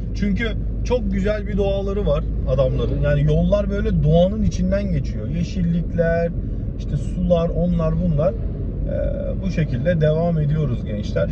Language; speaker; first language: Turkish; early bilingual, heritage; Turkish